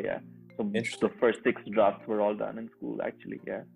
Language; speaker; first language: English; non-native, local second language; Urdu